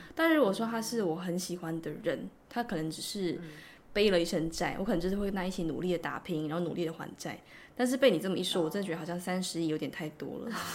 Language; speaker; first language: Chinese; native; Chinese